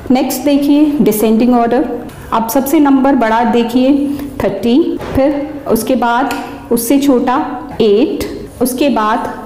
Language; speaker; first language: Hindi; non-native, local second language; Punjabi